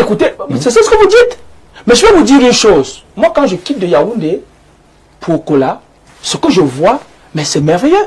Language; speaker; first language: French; native; French